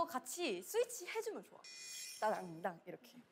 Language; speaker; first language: Korean; native; Korean